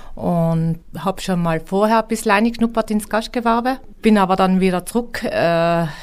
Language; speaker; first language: German; native; German